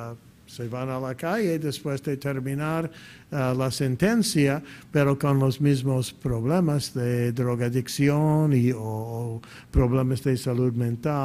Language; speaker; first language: Spanish; non-native, fluent; English